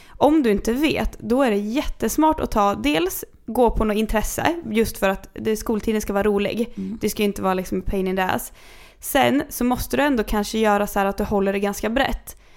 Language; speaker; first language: Swedish; native; Swedish